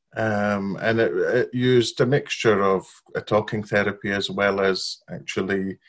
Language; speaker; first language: English; non-native, fluent; Arabic